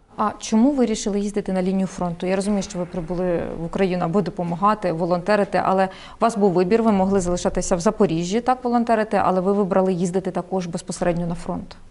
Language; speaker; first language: Ukrainian; native; Ukrainian